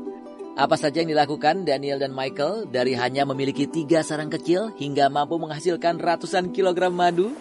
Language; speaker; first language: Indonesian; native; Indonesian